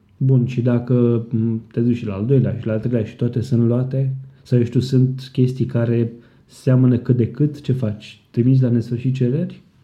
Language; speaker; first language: Romanian; native; Romanian